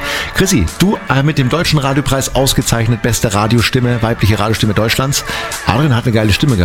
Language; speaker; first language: German; native; German